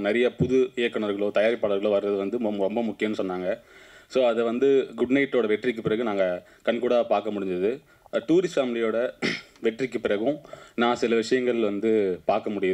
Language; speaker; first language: Tamil; native; Tamil